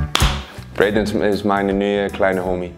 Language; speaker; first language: German; non-native, learner; Icelandic